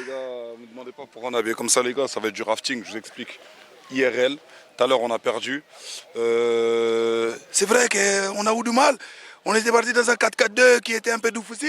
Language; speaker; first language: French; native; French